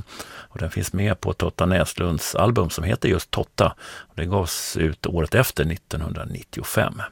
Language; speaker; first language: Swedish; native; Swedish